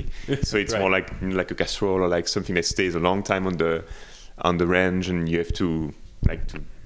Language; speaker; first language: English; non-native, fluent; French